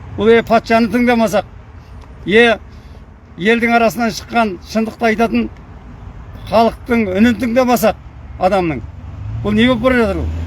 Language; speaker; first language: Kazakh; native; Kazakh